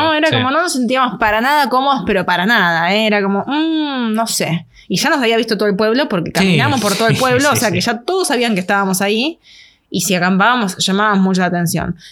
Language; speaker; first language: Spanish; native; Spanish